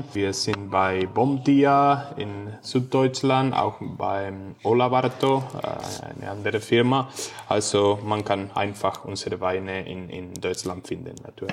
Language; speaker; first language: German; non-native, learner; Spanish